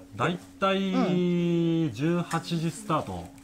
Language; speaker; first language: Japanese; native; Japanese